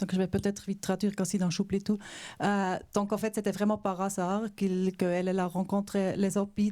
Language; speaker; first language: French; non-native, local second language; German